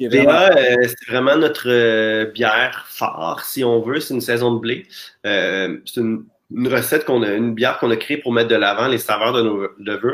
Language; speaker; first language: French; native; French